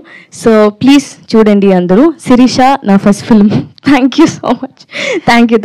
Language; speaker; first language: Telugu; non-native, learner; Tamil